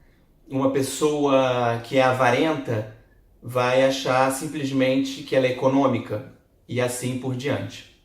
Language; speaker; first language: Portuguese; native; Portuguese